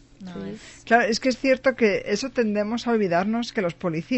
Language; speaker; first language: Spanish; native; Spanish